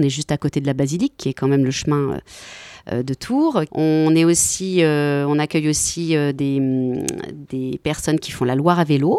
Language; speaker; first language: French; native; French